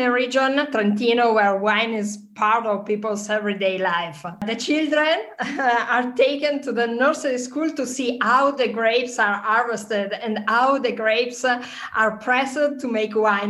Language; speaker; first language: English; non-native, fluent; Italian